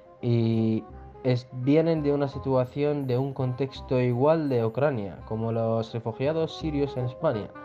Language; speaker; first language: Spanish; non-native, fluent; Arabic